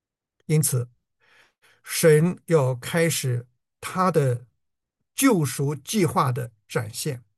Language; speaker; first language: Chinese; native; Chinese